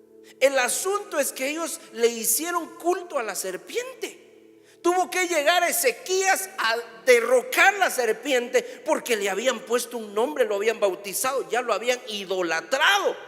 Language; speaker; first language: Spanish; native; Spanish